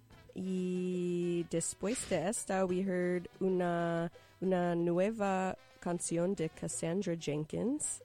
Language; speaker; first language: Spanish; non-native, learner; English